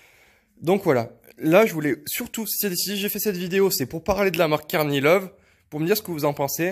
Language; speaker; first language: French; native; French